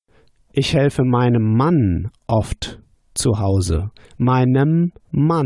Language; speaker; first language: German; non-native, fluent; English